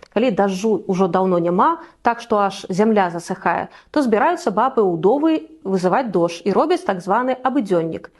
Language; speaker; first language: Belarusian; native; Belarusian